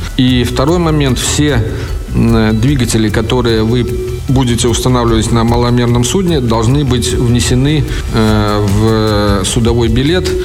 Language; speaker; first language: Russian; native; Russian